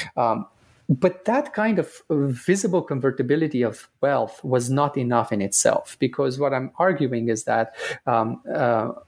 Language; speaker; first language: English; non-native, fluent; Romanian